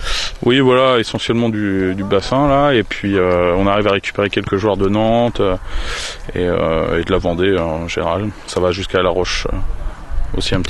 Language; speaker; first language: French; native; French